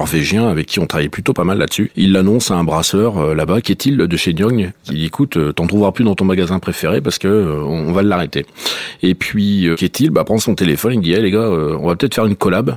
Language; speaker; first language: French; native; French